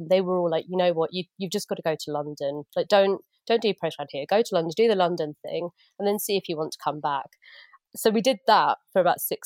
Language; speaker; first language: English; native; English